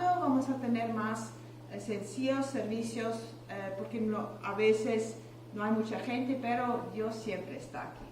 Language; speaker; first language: Spanish; non-native, learner; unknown